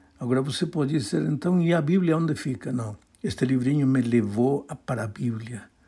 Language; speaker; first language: Portuguese; non-native, fluent; Spanish